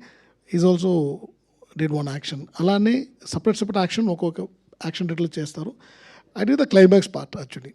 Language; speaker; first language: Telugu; non-native, learner; Tamil